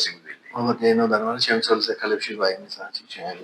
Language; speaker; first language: Georgian; native; Georgian